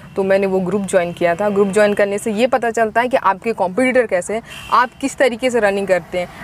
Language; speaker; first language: Hindi; native; Hindi